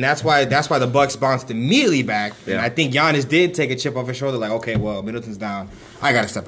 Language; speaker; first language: English; native; English